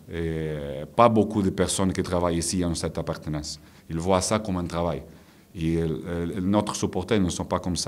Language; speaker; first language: French; non-native, fluent; Portuguese